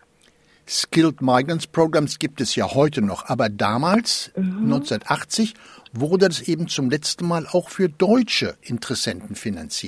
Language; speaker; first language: German; native; German